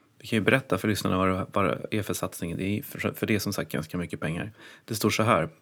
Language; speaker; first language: Swedish; native; Swedish